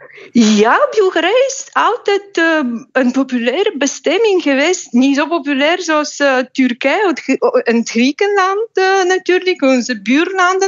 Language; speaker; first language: Dutch; non-native, fluent; Bulgarian